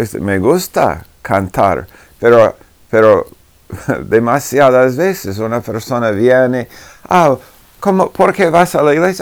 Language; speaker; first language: Spanish; non-native, fluent; English